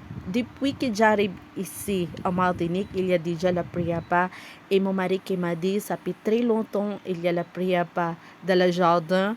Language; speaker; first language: French; non-native, learner; Cebuano